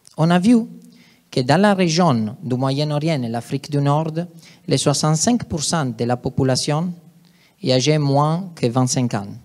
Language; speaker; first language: French; non-native, fluent; Italian